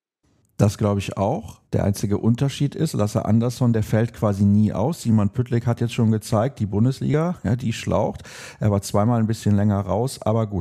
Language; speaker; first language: German; native; German